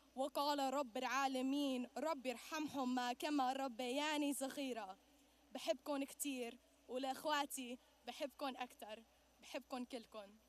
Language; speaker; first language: Arabic; early bilingual, heritage; Arabic